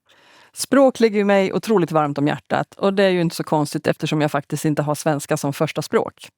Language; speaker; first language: Swedish; native; Swedish